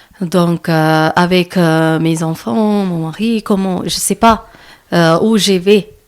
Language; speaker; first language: French; non-native, learner; Malayalam